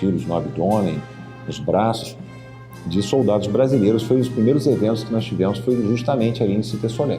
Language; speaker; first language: Portuguese; native; Portuguese